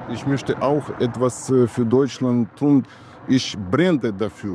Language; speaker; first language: German; non-native, learner; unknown